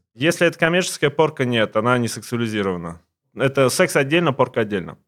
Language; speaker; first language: Russian; native; Russian